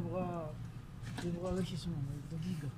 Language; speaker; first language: Arabic; native; Arabic